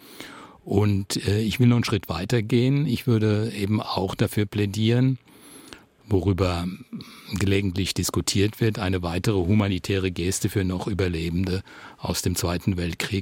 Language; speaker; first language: German; native; German